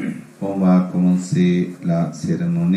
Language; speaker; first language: French; non-native, learner; Sinhala